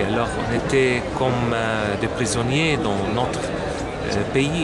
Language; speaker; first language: French; non-native, local second language; Arabic